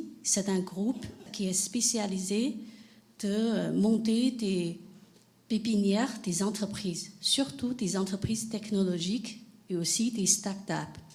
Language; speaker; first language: French; non-native, fluent; Chinese